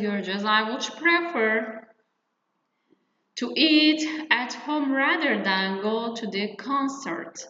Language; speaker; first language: English; non-native, fluent; Turkish